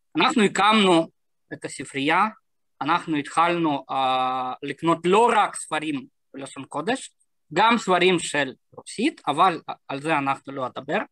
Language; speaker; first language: Hebrew; non-native, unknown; Russian